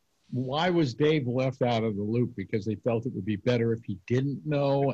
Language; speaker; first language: English; native; English